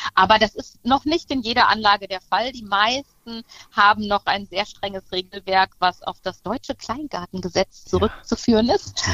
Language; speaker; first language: German; native; German